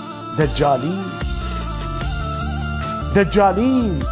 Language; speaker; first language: Arabic; native; Arabic